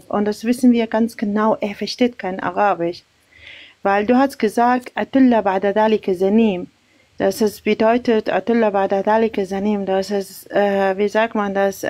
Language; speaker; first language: German; non-native, learner; Arabic